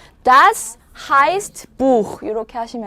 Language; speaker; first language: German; non-native, fluent; Korean